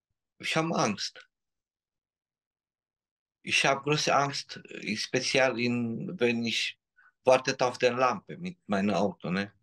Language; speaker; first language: German; non-native, learner; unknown